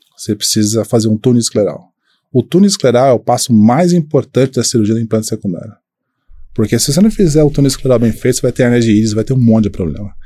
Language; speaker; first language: Portuguese; native; Portuguese